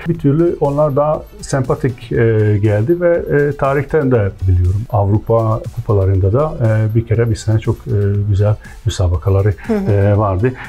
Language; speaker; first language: Turkish; non-native, fluent; Hungarian